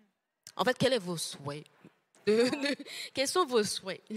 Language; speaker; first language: French; native; French